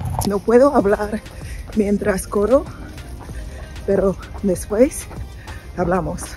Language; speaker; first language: Spanish; non-native, learner; English